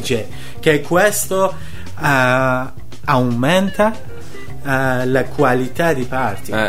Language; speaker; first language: Italian; non-native, learner; Persian